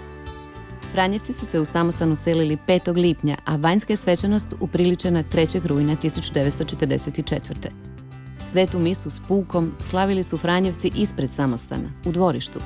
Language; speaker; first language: Croatian; native; Croatian